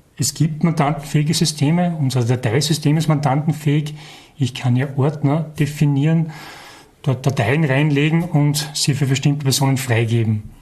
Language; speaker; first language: German; native; German